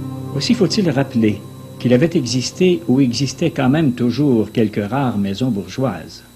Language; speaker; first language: French; native; French